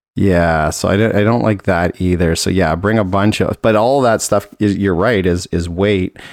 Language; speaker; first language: English; native; English